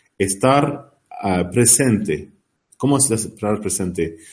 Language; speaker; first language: Spanish; non-native, learner; Arabic